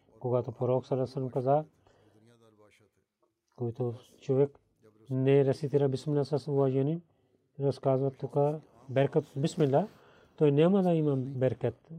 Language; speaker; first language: Bulgarian; non-native, learner; Urdu